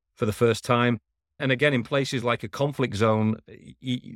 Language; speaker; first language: English; native; English